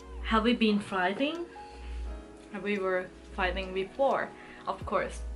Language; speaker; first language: English; non-native, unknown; Thai